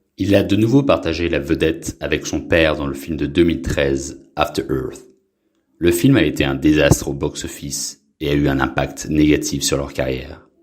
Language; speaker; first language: French; non-native, local second language; Haitian Creole